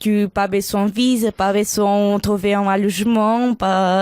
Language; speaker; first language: French; non-native, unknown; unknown